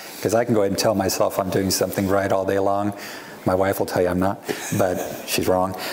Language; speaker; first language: English; native; English